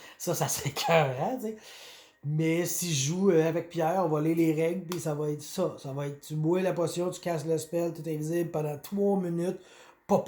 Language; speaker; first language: French; native; French